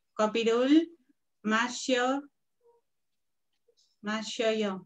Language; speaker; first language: Korean; non-native, learner; Spanish